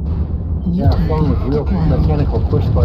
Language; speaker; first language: English; native; English